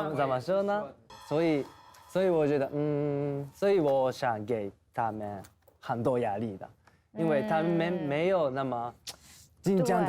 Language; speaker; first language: Chinese; non-native, learner; Japanese